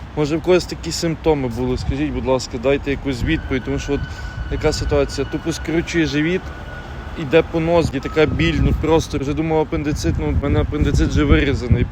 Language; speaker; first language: Ukrainian; native; Ukrainian